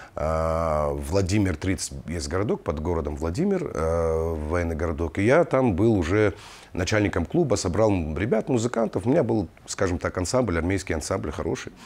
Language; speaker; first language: Russian; non-native, local second language; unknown